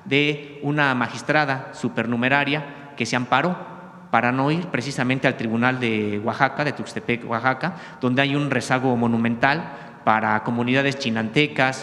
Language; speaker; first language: Spanish; native; Spanish